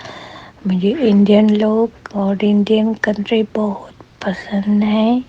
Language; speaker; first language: Hindi; non-native, fluent; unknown